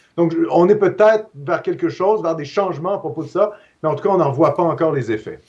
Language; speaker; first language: French; native; French